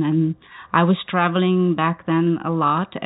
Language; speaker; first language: English; non-native, fluent; German